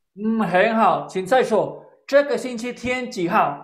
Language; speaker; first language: Chinese; non-native, fluent; Spanish